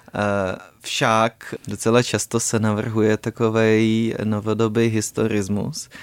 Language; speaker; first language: Czech; non-native, fluent; Ukrainian